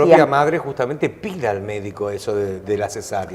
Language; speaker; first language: Spanish; native; Spanish